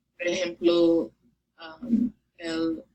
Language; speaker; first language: Spanish; non-native, learner; English